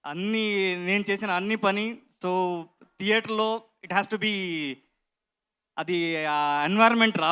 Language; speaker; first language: Telugu; non-native, learner; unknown